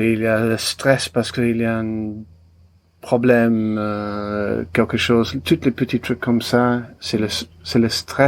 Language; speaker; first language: French; non-native, learner; English